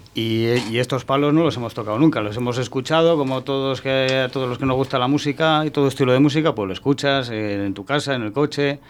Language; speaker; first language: Spanish; native; Spanish